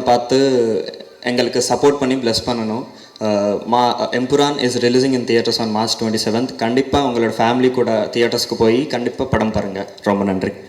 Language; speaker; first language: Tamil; non-native, learner; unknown